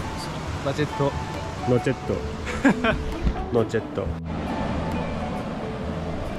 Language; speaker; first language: Japanese; non-native, learner; English